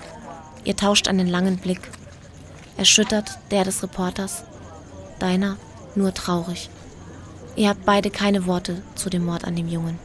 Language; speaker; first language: German; native; German